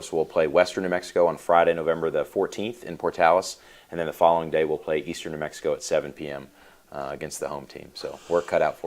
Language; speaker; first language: English; native; English